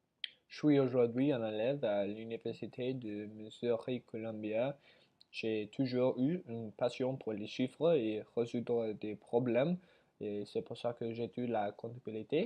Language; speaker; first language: French; non-native, learner; English